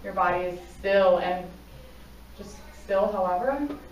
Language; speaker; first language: English; native; English